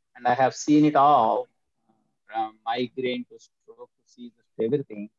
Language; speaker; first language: English; non-native, local second language; Telugu